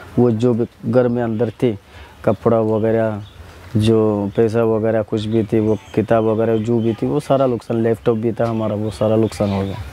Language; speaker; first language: Hindi; non-native, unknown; Rohingya